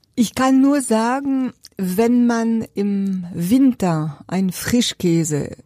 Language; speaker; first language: German; non-native, fluent; French